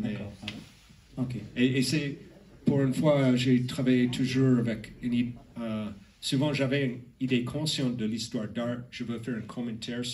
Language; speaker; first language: French; non-native, learner; English